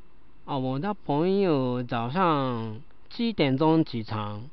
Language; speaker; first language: Chinese; non-native, learner; Japanese